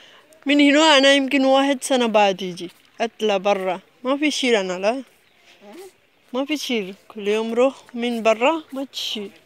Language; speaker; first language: Arabic; non-native, learner; Bangla